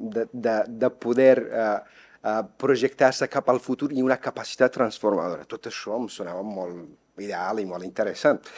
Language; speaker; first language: Catalan; non-native, fluent; Persian